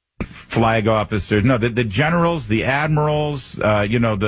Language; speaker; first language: English; native; English